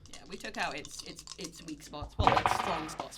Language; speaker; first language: English; native; English